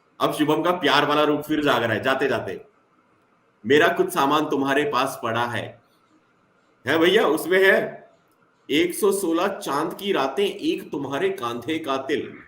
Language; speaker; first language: Hindi; native; Hindi